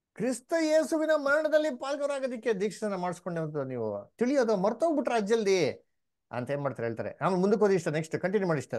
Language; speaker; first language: Kannada; native; Kannada